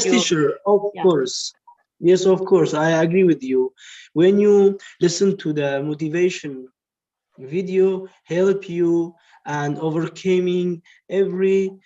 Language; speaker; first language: English; non-native, learner; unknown